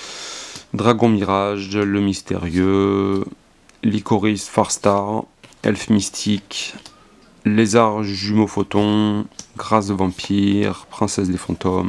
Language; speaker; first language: French; native; French